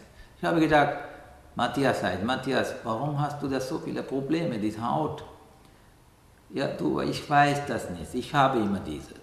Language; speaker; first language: German; non-native, fluent; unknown